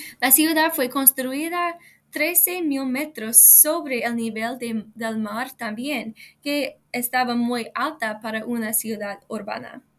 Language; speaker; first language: Spanish; non-native, learner; English